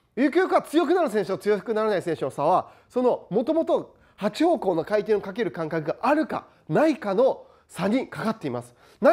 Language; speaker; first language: Japanese; native; Japanese